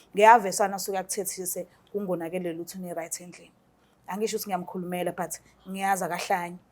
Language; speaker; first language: Zulu; native; Zulu